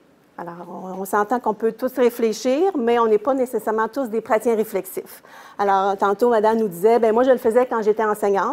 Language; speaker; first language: French; native; French